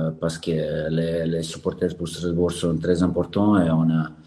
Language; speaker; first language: French; non-native, learner; Serbian